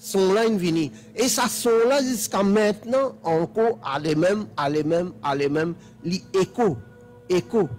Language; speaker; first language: French; non-native, learner; Telugu